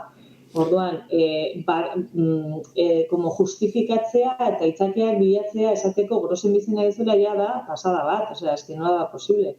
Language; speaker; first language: Basque; non-native, local second language; Spanish